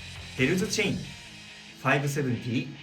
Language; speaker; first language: Japanese; native; Japanese